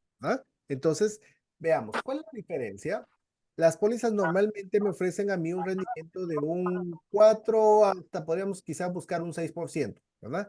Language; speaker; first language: Spanish; native; Spanish